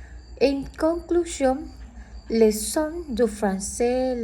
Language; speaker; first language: French; non-native, learner; Spanish